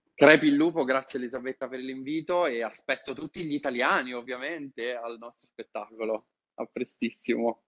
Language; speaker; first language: Italian; native; Italian